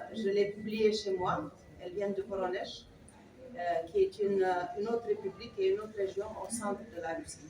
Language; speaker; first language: French; non-native, local second language; Wolof